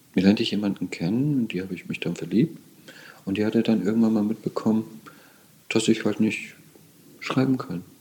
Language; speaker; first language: German; native; German